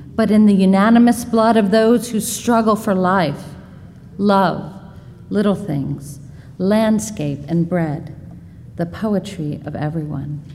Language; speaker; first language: English; native; English